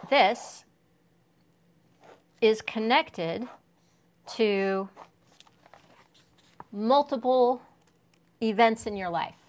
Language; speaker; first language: English; native; English